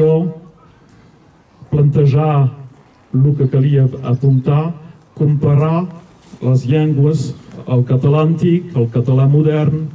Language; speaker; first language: Catalan; non-native, local second language; French